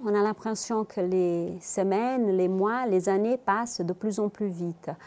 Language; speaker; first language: French; non-native, fluent; Portuguese